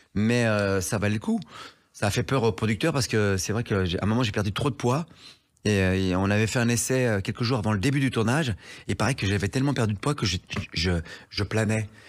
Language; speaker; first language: French; native; French